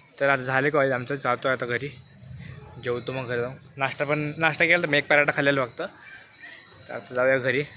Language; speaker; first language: Marathi; non-native, local second language; Hindi